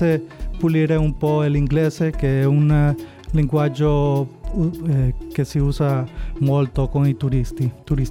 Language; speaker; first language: Italian; non-native, learner; Spanish